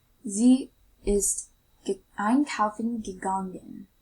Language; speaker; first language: German; non-native, learner; English